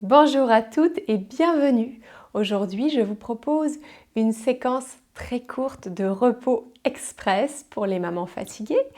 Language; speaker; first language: French; native; French